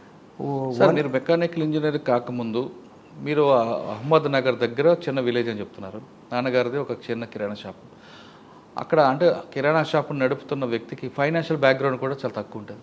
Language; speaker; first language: Telugu; native; Telugu